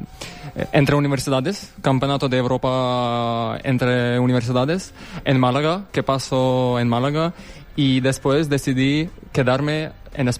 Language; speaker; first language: Spanish; non-native, fluent; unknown